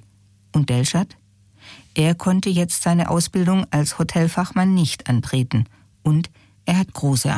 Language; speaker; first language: German; native; German